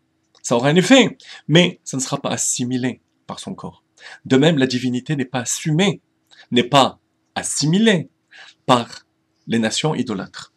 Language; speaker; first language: French; native; French